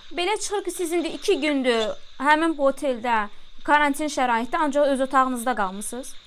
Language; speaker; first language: Azerbaijani; native; Azerbaijani